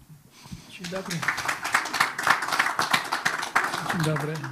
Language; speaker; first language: Polish; early bilingual, heritage; Polish